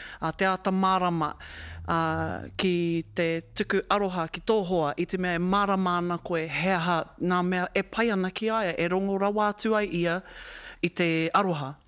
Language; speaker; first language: Māori; non-native, local second language; English